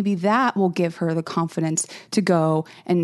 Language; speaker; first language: English; native; English